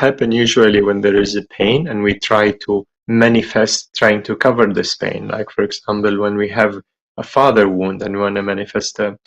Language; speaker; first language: English; non-native, fluent; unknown